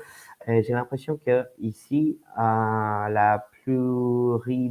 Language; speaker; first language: French; non-native, fluent; Spanish